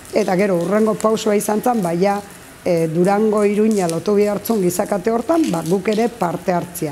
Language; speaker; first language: Basque; native; Basque